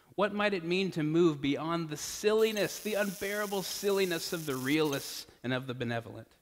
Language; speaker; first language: English; native; English